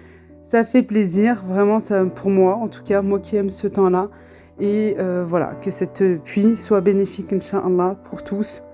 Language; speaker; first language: French; native; French